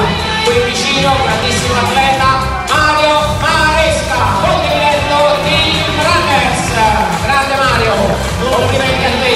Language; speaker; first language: Italian; native; Italian